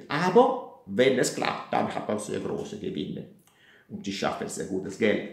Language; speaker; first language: German; non-native, fluent; Italian